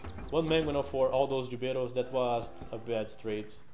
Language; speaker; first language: English; non-native, fluent; Portuguese